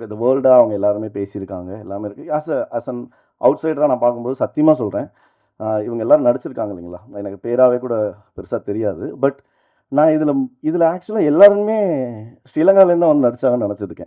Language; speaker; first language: Tamil; native; Tamil